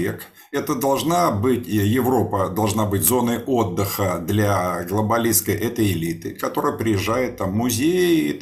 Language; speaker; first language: Russian; native; Russian